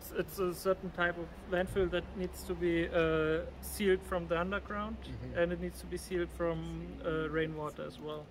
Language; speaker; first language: English; non-native, fluent; German